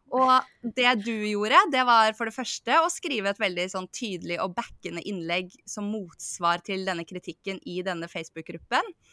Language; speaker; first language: Norwegian; native; Norwegian